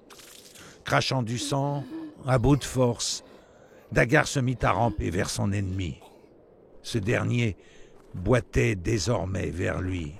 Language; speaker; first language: French; native; French